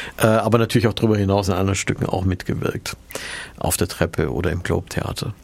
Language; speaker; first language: German; native; German